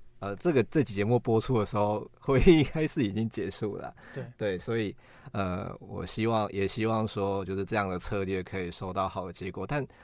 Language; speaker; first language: Chinese; native; Chinese